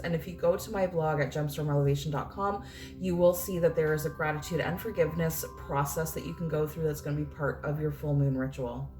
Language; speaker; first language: English; native; English